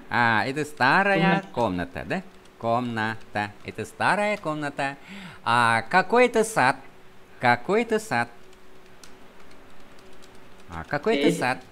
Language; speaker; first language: Russian; non-native, fluent; Vietnamese